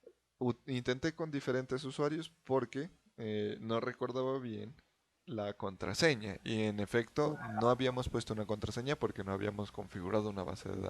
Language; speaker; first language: Spanish; native; Spanish